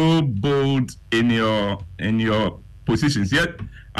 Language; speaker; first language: English; non-native, local second language; Akan